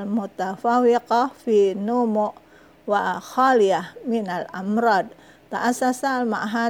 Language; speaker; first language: Arabic; non-native, fluent; Indonesian